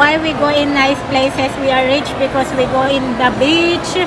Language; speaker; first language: English; non-native, local second language; Filipino